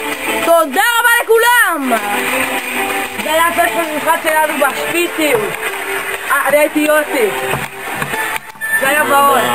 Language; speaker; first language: Hebrew; native; Hebrew